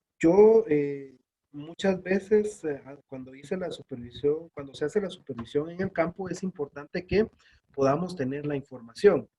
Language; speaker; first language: Spanish; native; Spanish